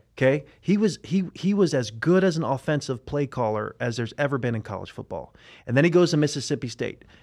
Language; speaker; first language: English; native; English